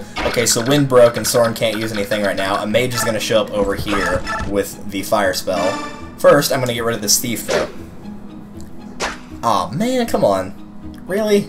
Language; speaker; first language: English; native; English